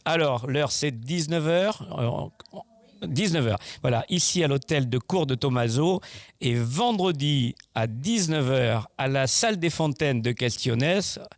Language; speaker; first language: French; native; French